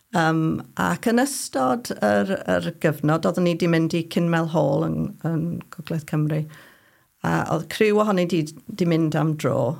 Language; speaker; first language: Welsh; non-native, fluent; English